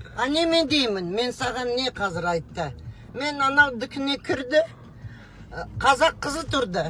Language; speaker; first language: Kazakh; non-native, local second language; Russian